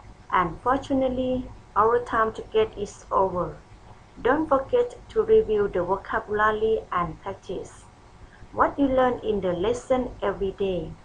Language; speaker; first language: English; non-native, fluent; Thai